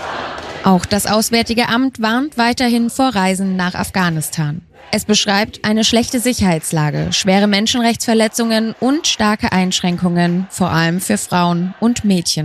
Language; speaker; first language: German; native; German